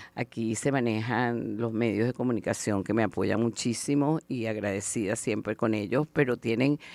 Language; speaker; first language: Spanish; native; Spanish